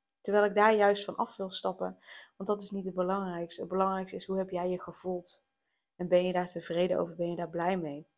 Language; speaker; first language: Dutch; native; Dutch